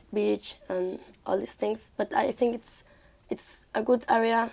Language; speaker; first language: English; non-native, learner; Spanish